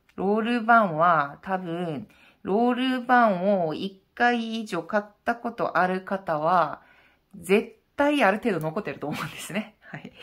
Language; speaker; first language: Japanese; non-native, fluent; Korean